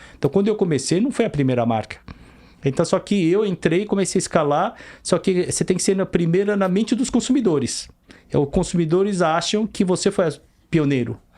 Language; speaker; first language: Portuguese; early bilingual, other home language; Korean